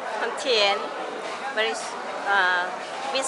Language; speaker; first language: English; non-native, local second language; Chinese